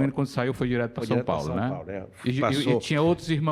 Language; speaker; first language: Portuguese; native; Portuguese